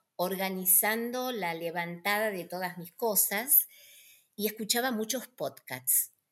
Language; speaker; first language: Spanish; native; Spanish